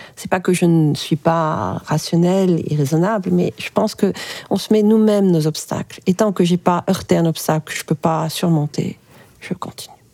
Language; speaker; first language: French; early bilingual, other home language; Arabic